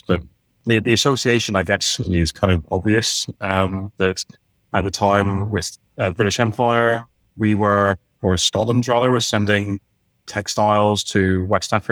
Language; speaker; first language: English; native; English